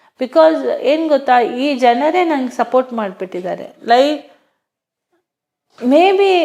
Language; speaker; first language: Kannada; non-native, local second language; Hindi